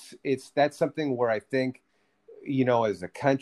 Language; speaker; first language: English; early bilingual, other home language; Spanish